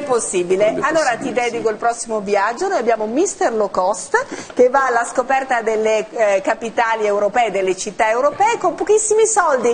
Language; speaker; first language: Italian; native; Italian